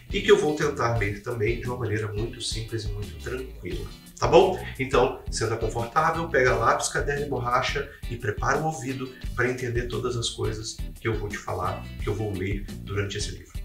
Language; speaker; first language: Portuguese; native; Portuguese